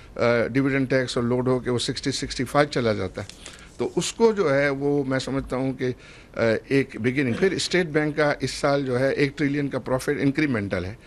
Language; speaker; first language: Urdu; native; Urdu